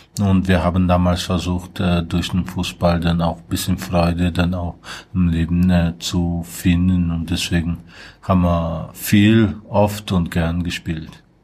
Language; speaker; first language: German; non-native, fluent; Portuguese